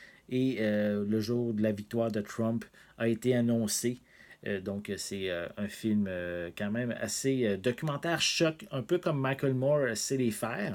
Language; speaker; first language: French; native; French